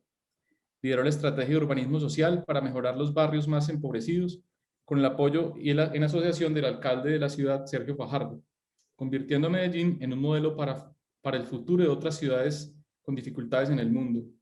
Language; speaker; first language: Spanish; native; Spanish